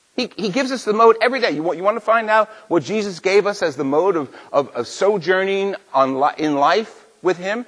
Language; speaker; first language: English; native; English